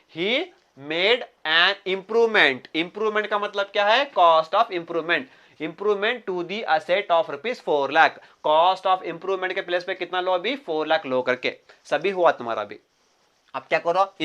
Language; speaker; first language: Hindi; non-native, local second language; Kannada